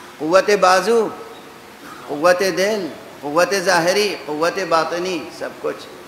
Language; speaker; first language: Urdu; native; Urdu